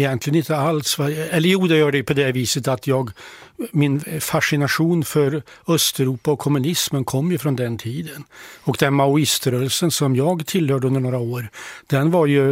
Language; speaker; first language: Swedish; native; Swedish